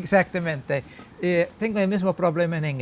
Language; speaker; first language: Spanish; non-native, learner; English